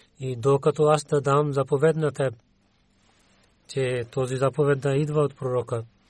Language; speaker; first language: Bulgarian; non-native, learner; Urdu